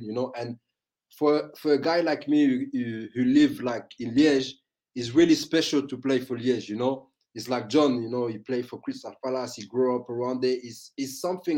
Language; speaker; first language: English; non-native, fluent; French